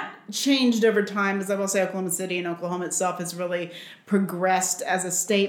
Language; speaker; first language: English; native; English